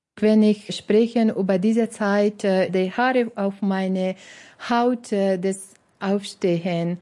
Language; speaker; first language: German; non-native, learner; Persian